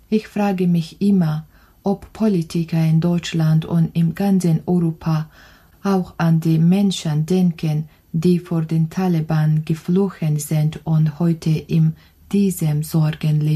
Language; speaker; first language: German; non-native, learner; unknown